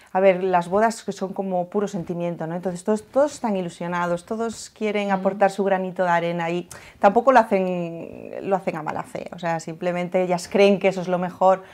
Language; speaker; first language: Spanish; native; Spanish